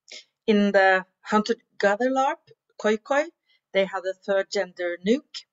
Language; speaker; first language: English; non-native, fluent; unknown